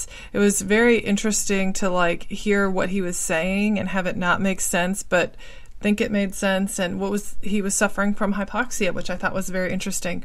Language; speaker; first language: English; native; English